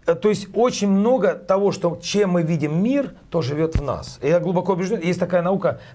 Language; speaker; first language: Russian; native; Russian